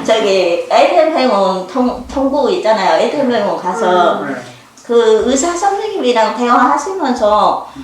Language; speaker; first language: Korean; non-native, learner; Vietnamese